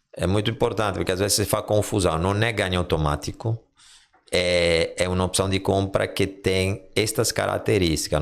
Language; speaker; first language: Portuguese; non-native, fluent; Italian